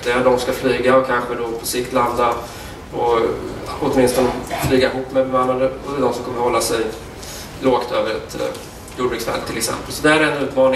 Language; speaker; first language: Swedish; native; Swedish